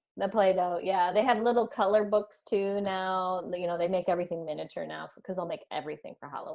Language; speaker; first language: English; native; English